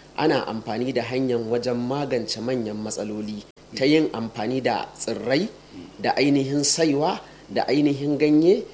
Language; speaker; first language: Hausa; native; Hausa